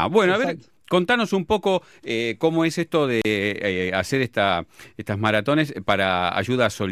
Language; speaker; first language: Spanish; native; Spanish